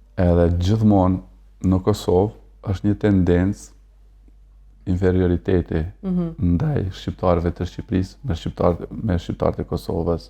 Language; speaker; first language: Albanian; early bilingual, heritage; Albanian